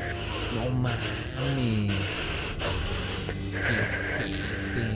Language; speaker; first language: Spanish; native; Spanish